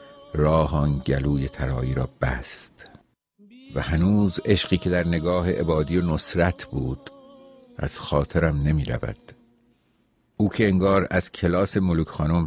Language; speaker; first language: Persian; native; Persian